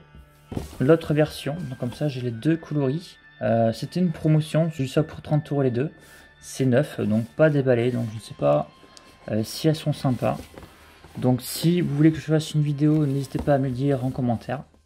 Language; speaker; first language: French; native; French